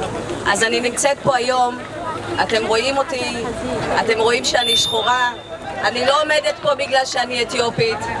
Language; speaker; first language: Hebrew; early bilingual, other home language; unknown